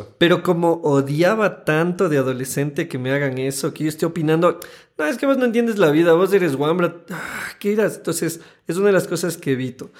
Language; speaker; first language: Spanish; native; Spanish